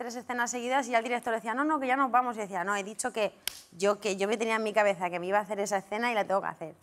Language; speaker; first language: Spanish; native; Spanish